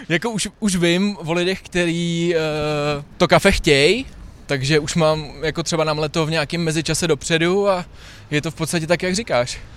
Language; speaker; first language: Czech; native; Czech